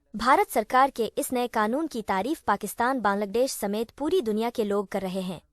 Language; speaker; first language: Hindi; native; Hindi